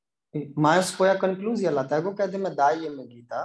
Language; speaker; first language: Polish; non-native, learner; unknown